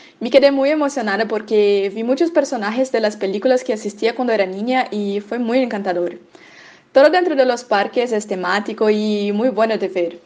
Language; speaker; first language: Spanish; non-native, fluent; Portuguese